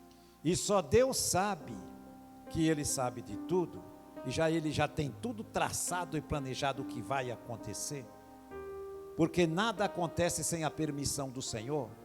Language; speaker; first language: Portuguese; native; Portuguese